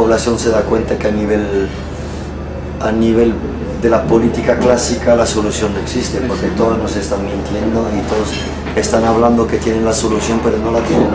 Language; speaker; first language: Spanish; early bilingual, heritage; Spanish